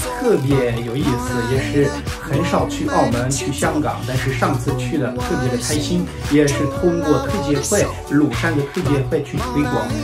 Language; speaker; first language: Chinese; non-native, fluent; French